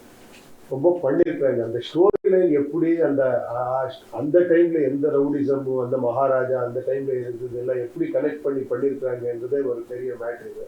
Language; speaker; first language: Tamil; non-native, learner; Kannada